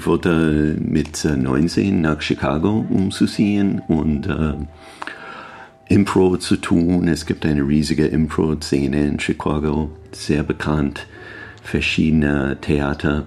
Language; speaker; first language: German; non-native, learner; English